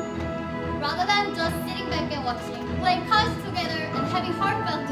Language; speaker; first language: English; non-native, learner; Korean